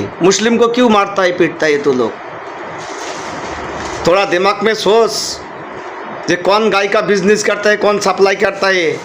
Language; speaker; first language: Hindi; non-native, local second language; Bangla